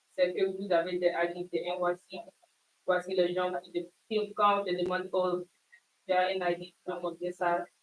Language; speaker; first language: French; non-native, learner; English